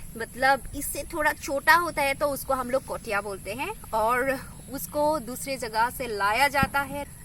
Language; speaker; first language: Hindi; non-native, local second language; Assamese